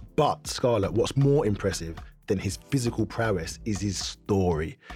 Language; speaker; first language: English; native; English